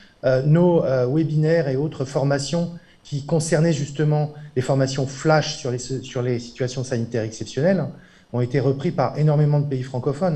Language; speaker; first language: French; native; French